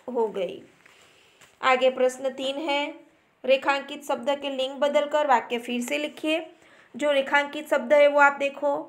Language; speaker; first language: Hindi; non-native, local second language; Gujarati